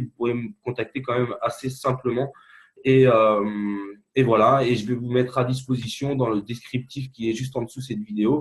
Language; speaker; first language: French; native; French